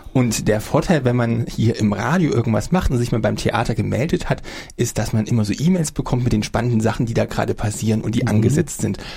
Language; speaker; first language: German; native; German